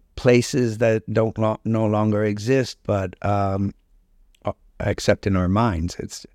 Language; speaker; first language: English; native; English